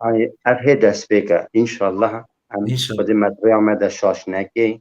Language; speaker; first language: Kurdish; native; Kurdish